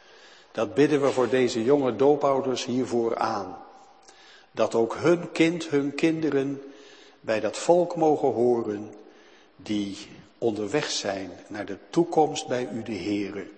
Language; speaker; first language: Dutch; native; Dutch